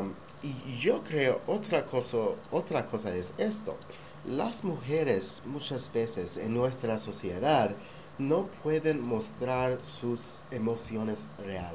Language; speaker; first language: Spanish; non-native, learner; English